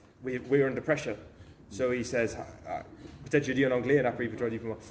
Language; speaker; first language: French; non-native, learner; English